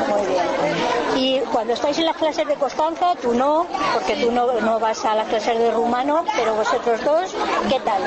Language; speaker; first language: Spanish; native; Spanish